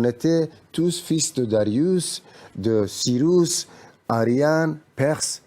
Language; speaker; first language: French; non-native, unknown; Persian